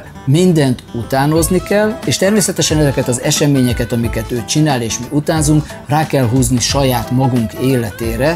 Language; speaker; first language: Hungarian; native; Hungarian